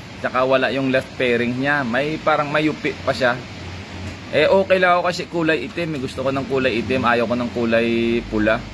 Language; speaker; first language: Filipino; non-native, local second language; Hiligaynon